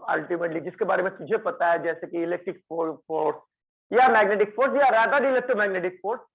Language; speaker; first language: Hindi; non-native, local second language; Bangla